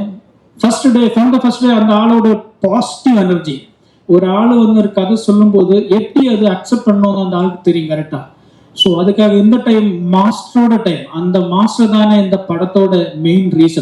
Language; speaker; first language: Tamil; non-native, learner; Malayalam